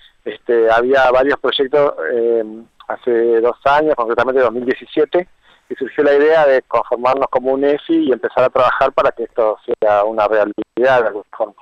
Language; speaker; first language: Spanish; native; Spanish